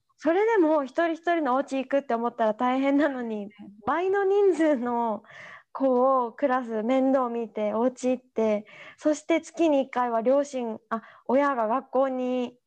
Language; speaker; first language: Japanese; native; Japanese